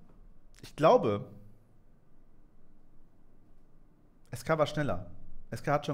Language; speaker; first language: German; native; German